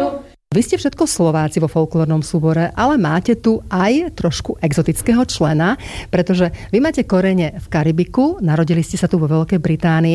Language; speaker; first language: Slovak; native; Slovak